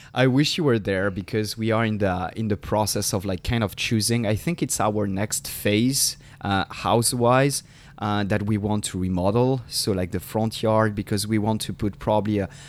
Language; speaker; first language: English; non-native, fluent; French